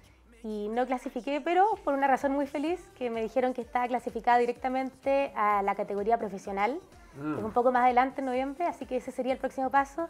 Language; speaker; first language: Spanish; native; Spanish